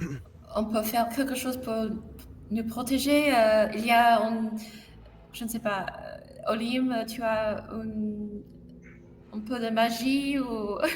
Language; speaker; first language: French; non-native, learner; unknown